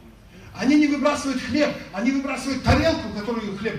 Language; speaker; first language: Russian; native; Russian